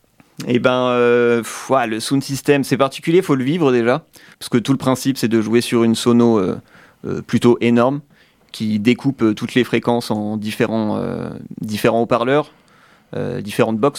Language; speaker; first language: French; native; French